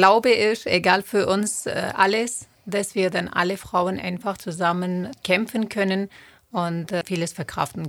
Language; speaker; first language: German; non-native, fluent; Turoyo